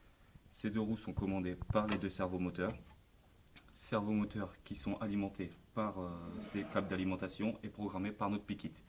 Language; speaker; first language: French; native; French